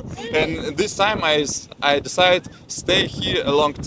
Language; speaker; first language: English; non-native, learner; Russian